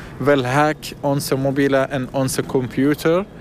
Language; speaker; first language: Dutch; non-native, learner; Arabic